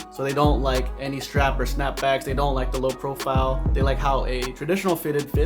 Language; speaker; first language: English; native; English